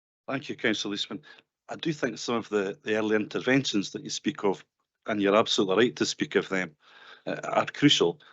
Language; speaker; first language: English; native; English